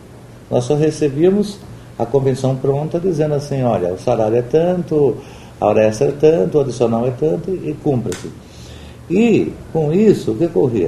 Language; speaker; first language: Portuguese; native; Portuguese